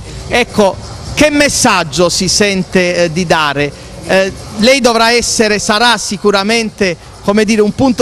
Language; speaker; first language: Italian; native; Italian